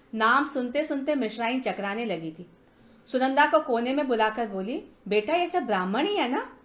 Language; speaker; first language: Hindi; native; Hindi